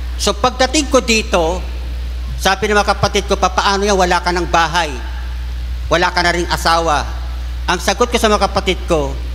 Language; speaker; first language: Filipino; non-native, local second language; Bikol